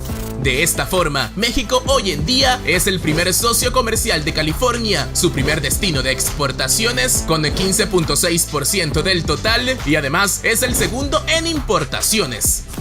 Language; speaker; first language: Spanish; native; Spanish